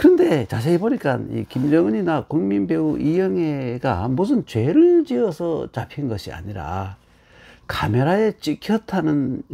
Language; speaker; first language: Korean; native; Korean